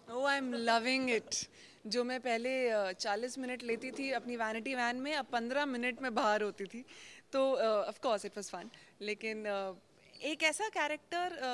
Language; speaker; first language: Hindi; native; Hindi